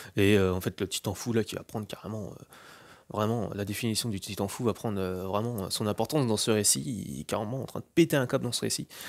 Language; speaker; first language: French; native; French